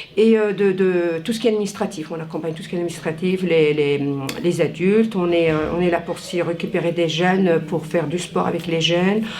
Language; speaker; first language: French; native; French